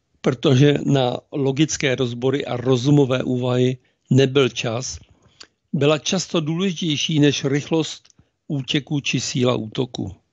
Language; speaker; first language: Czech; native; Czech